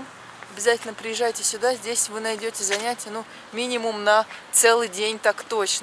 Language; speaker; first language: Russian; native; Russian